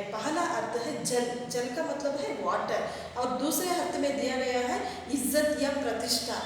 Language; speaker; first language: Hindi; non-native, local second language; Kannada